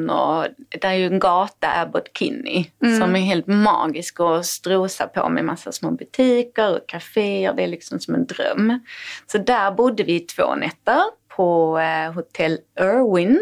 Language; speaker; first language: Swedish; native; Swedish